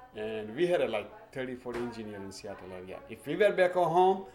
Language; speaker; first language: English; non-native, local second language; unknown